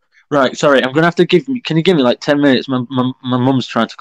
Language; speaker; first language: English; native; English